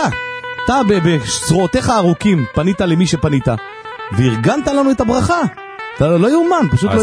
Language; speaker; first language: Hebrew; native; Hebrew